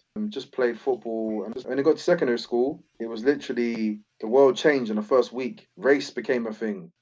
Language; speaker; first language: English; native; English